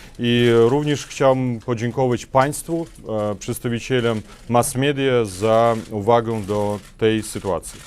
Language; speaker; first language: Polish; non-native, fluent; Russian